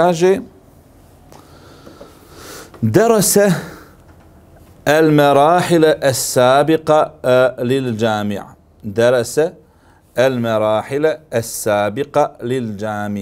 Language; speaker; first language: Arabic; non-native, fluent; Bosnian